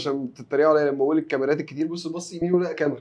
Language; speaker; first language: Arabic; native; Arabic